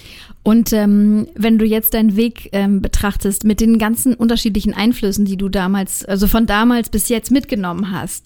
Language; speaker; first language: German; native; German